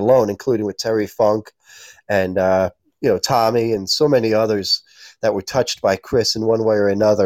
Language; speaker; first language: English; native; English